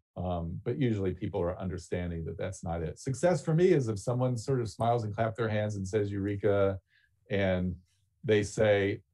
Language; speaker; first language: English; native; English